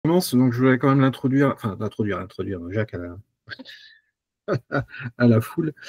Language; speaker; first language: French; native; French